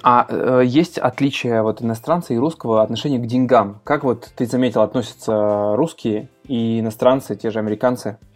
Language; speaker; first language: Russian; native; Russian